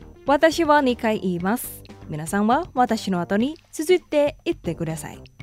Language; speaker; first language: Japanese; non-native, fluent; Indonesian